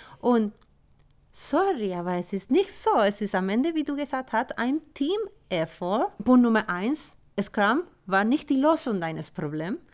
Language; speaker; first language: German; non-native, fluent; Spanish